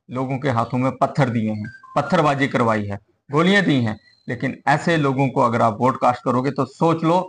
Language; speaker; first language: Hindi; native; Hindi